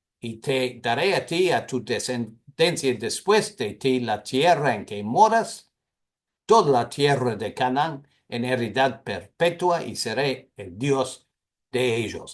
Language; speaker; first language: Spanish; non-native, fluent; English